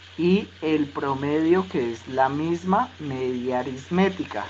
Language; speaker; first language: Spanish; native; Spanish